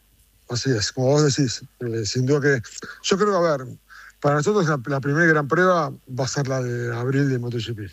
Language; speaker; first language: Spanish; native; Spanish